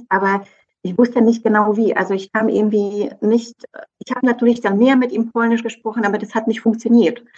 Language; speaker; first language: German; non-native, fluent; Polish